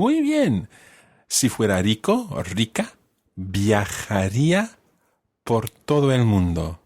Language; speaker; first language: Spanish; non-native, fluent; English